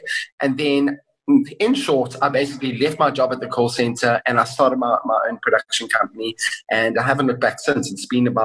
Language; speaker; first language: English; native; English